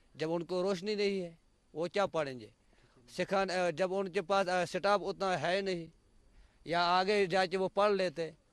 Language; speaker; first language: Hindi; non-native, local second language; Kashmiri